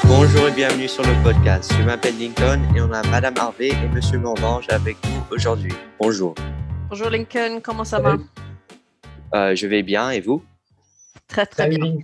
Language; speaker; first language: French; non-native, fluent; English